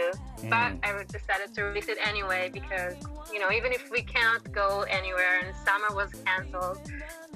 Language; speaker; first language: English; non-native, fluent; Hebrew